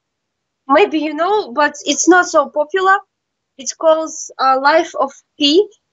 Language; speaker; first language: English; non-native, learner; Russian